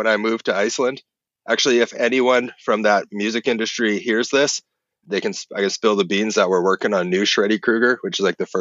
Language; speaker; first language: English; native; English